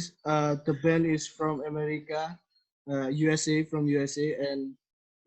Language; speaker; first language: English; non-native, learner; Indonesian